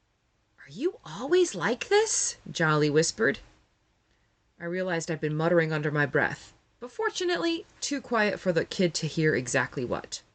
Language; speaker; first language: English; native; English